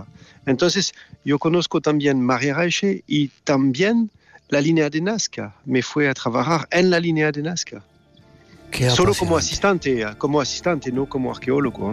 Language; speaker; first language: Spanish; non-native, learner; French